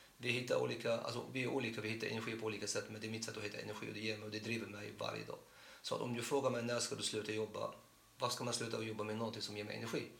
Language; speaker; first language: Swedish; non-native, fluent; Arabic